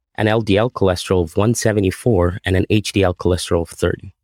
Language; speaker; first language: English; non-native, fluent; Arabic